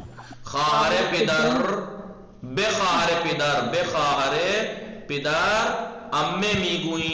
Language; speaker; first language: Persian; non-native, fluent; Urdu